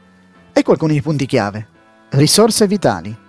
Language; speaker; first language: Italian; native; Italian